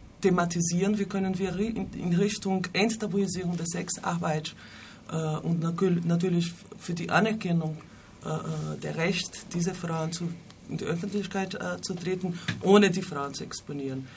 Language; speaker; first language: German; non-native, fluent; Portuguese